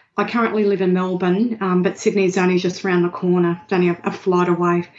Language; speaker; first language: English; native; English